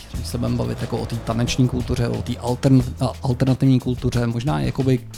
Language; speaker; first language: Czech; native; Czech